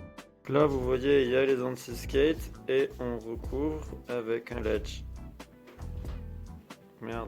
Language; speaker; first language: French; native; French